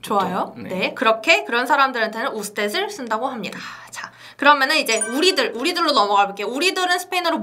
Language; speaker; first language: Korean; native; Korean